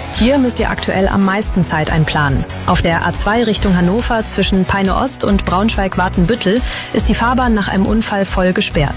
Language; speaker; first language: German; native; German